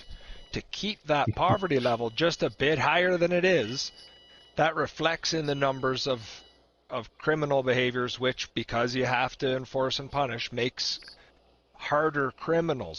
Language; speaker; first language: English; native; English